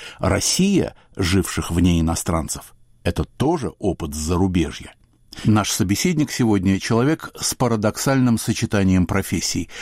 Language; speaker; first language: Russian; native; Russian